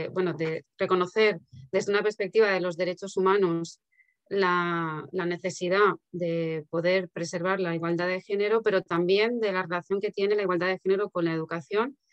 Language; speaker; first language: Spanish; native; Spanish